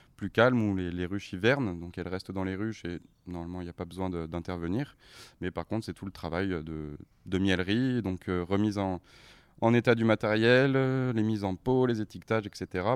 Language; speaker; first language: French; native; French